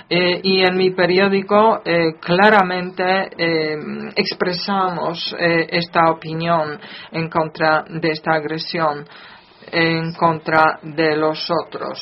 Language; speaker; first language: Spanish; non-native, fluent; Polish